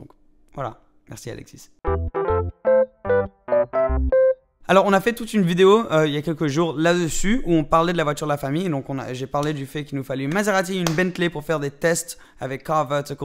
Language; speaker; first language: French; native; French